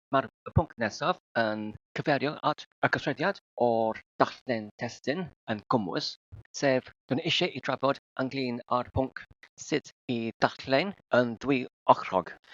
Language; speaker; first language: Welsh; non-native, learner; Filipino